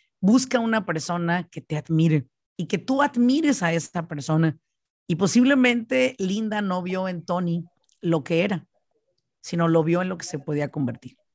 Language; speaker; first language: Spanish; native; Spanish